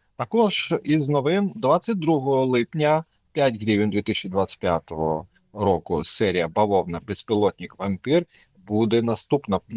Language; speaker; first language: Ukrainian; non-native, local second language; Russian